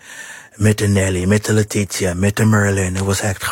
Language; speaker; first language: Dutch; non-native, fluent; English